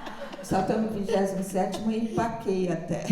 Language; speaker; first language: Portuguese; early bilingual, other home language; Chinese